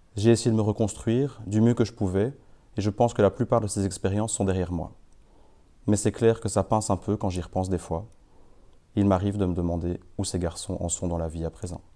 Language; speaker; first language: French; native; French